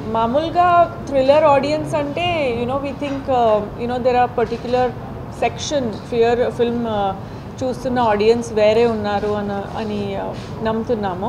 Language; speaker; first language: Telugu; non-native, fluent; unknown